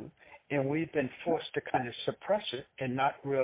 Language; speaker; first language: English; native; English